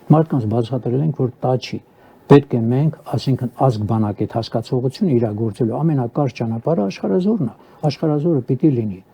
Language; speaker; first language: Armenian; native; Armenian